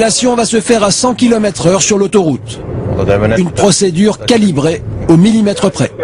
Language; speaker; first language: French; native; French